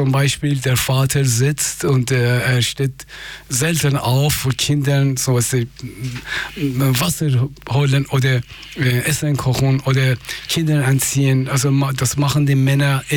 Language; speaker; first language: German; non-native, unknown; Persian